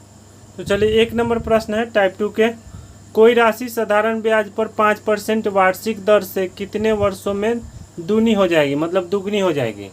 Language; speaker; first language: Hindi; native; Hindi